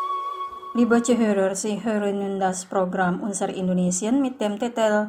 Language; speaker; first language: German; non-native, fluent; Indonesian